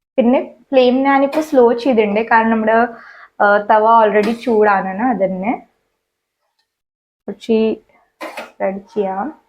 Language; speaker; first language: Malayalam; non-native, local second language; Hindi